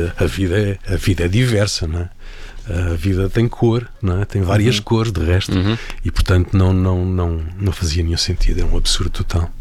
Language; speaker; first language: Portuguese; native; Portuguese